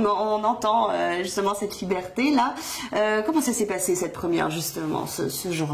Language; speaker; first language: French; native; French